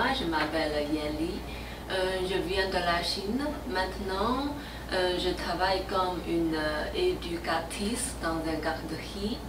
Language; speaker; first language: French; non-native, learner; Chinese